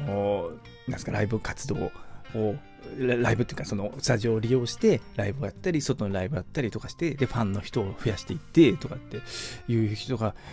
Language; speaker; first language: Japanese; native; Japanese